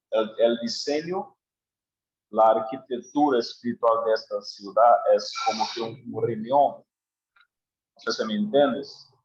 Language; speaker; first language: Spanish; non-native, learner; Portuguese